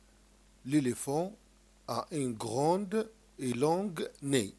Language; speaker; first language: French; non-native, local second language; Arabic